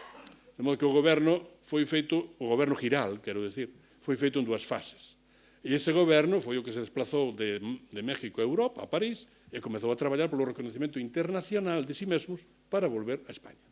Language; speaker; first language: Galician; native; Galician